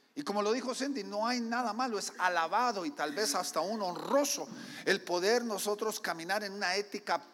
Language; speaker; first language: Spanish; native; Spanish